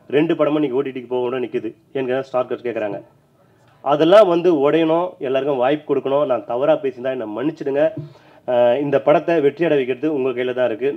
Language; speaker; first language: Tamil; native; Tamil